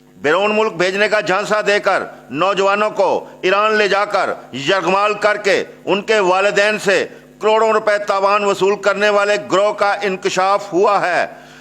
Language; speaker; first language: Urdu; non-native, local second language; Punjabi